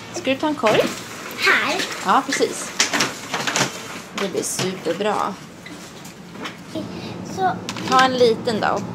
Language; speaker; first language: Swedish; native; Swedish